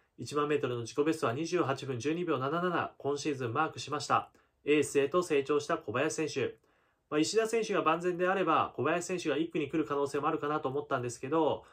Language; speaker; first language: Japanese; native; Japanese